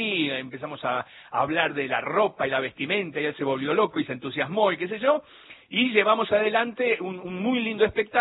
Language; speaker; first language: Spanish; native; Spanish